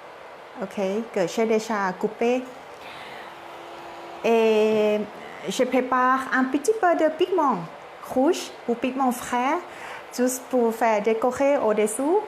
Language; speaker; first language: French; non-native, learner; Thai